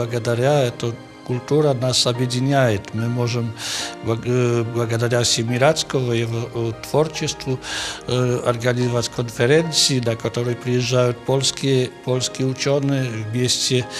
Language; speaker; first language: Russian; non-native, learner; Polish